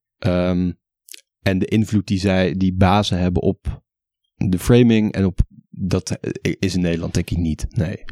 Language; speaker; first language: Dutch; native; Dutch